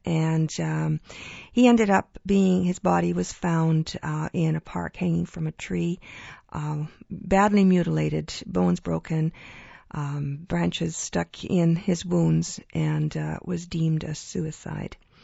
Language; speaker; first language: English; early bilingual, other home language; Ukrainian